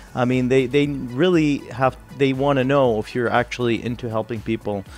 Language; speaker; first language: English; non-native, fluent; Arabic